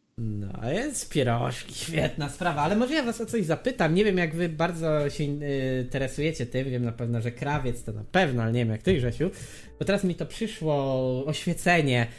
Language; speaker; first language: Polish; native; Polish